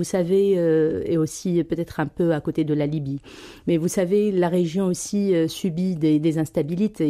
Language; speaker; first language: French; non-native, local second language; Arabic